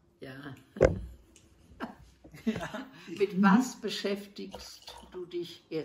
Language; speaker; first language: German; non-native, learner; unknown